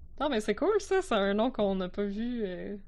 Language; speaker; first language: French; native; French